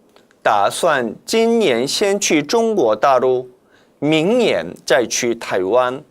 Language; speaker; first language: Chinese; non-native, fluent; Korean